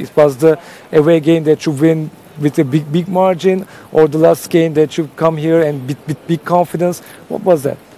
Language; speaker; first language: English; non-native, fluent; Turkish